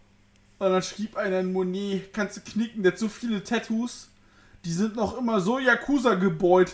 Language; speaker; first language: German; native; German